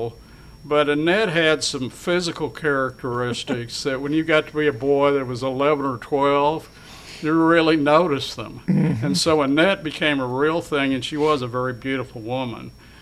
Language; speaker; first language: English; native; English